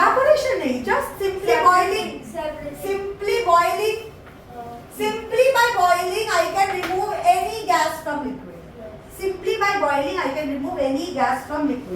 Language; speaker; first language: English; non-native, local second language; Hindi